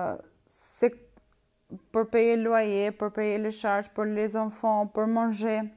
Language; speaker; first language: French; non-native, learner; Albanian